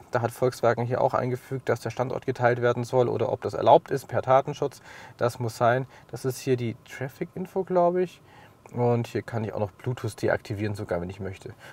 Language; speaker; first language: German; native; German